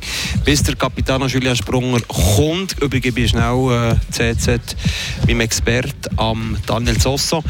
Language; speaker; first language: German; native; German